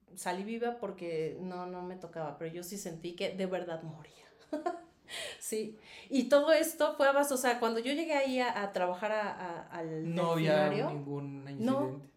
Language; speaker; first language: Spanish; native; Spanish